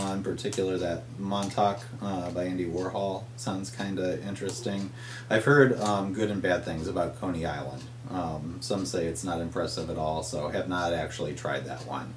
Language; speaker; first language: English; native; English